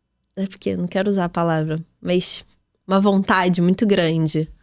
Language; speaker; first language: Portuguese; native; Portuguese